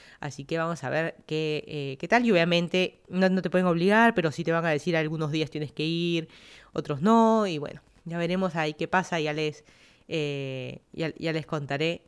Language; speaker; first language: Spanish; native; Spanish